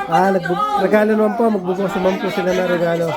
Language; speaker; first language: Filipino; native; Filipino